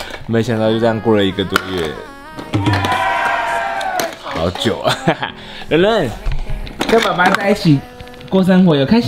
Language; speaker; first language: Chinese; native; Chinese